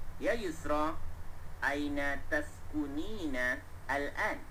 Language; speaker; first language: Arabic; non-native, fluent; Malay